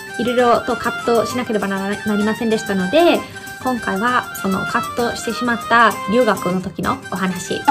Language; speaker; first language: Japanese; non-native, fluent; Italian